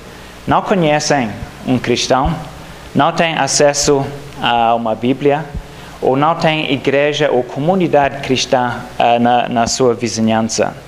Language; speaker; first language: Portuguese; non-native, fluent; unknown